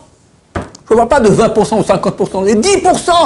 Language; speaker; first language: French; native; French